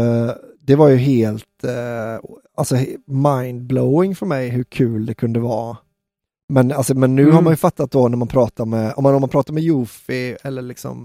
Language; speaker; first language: Swedish; native; Swedish